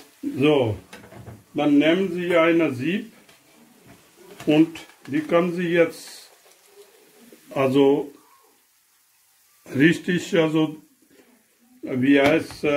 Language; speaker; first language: German; non-native, learner; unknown